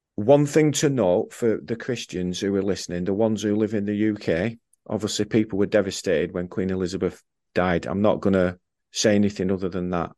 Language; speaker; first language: English; native; English